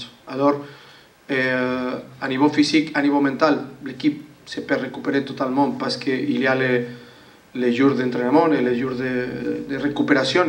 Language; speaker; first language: French; non-native, learner; Spanish